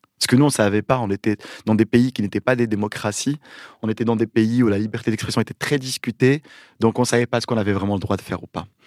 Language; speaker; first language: French; non-native, local second language; Arabic